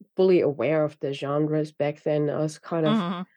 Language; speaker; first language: English; non-native, fluent; Finnish